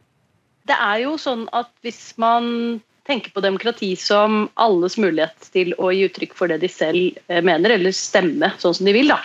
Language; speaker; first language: Norwegian; native; Norwegian